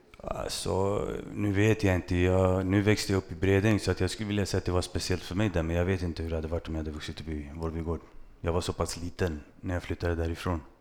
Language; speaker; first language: Swedish; early bilingual, other home language; Kurdish